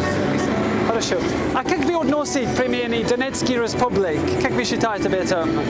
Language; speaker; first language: Russian; non-native, learner; English